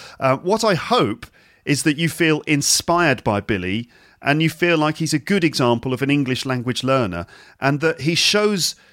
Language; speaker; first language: English; native; English